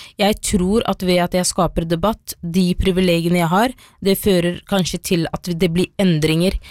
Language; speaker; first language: Norwegian; early bilingual, other home language; Somali